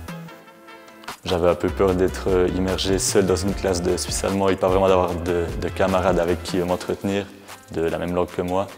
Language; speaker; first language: French; native; French